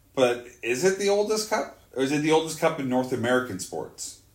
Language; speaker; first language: English; native; English